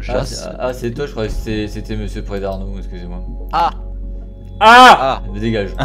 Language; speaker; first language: French; native; French